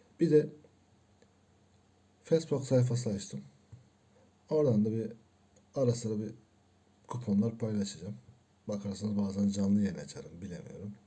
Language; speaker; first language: Turkish; native; Turkish